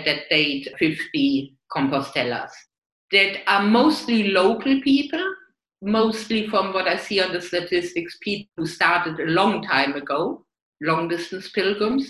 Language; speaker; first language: English; non-native, fluent; German